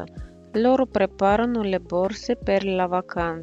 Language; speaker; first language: Italian; non-native, fluent; Bulgarian